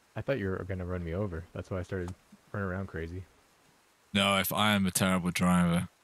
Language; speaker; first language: English; native; English